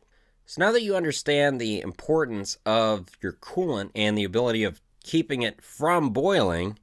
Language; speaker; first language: English; native; English